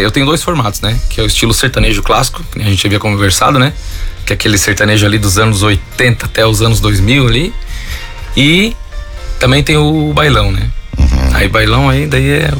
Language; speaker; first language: Portuguese; native; Portuguese